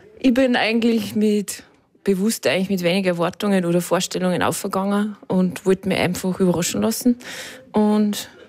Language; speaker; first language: German; native; German